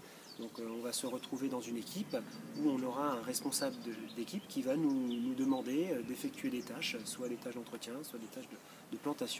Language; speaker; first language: French; native; French